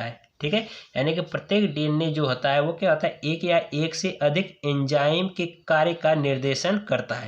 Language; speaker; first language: Hindi; native; Hindi